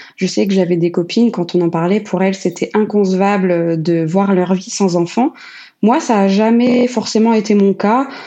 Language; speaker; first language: French; native; French